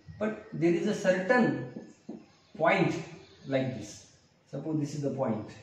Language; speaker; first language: English; non-native, local second language; Marathi